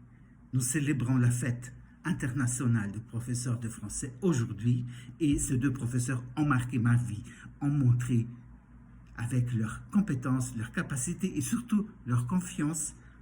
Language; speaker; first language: French; non-native, fluent; Portuguese